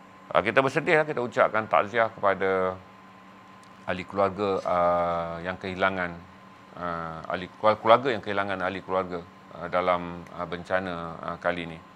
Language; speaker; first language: Malay; native; Malay